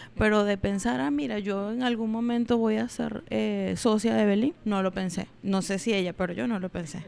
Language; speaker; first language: Spanish; native; Spanish